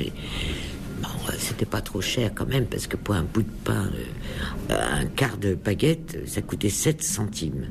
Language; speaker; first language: French; native; French